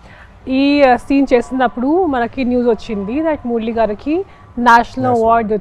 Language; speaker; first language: Telugu; non-native, fluent; Hindi